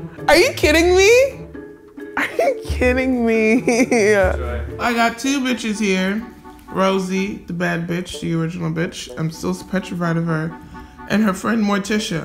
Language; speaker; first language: English; native; English